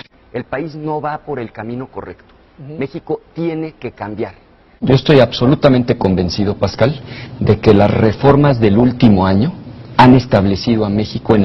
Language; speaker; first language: Spanish; native; Spanish